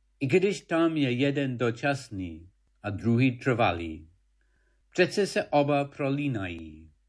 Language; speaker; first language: Czech; non-native, fluent; English